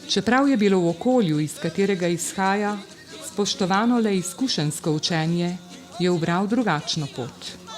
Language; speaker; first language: Slovenian; native; Slovenian